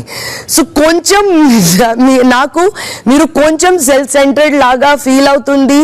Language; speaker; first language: Telugu; non-native, fluent; Hindi